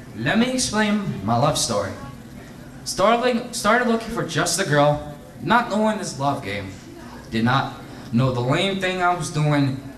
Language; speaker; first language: English; native; English